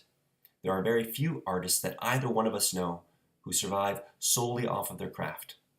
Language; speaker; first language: English; native; English